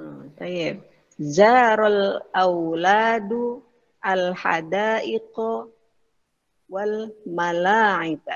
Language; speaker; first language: Arabic; non-native, fluent; Indonesian